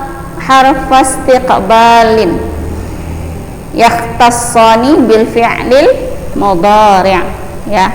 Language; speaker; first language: Arabic; non-native, fluent; Indonesian